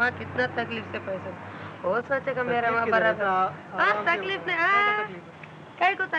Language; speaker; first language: Hindi; non-native, local second language; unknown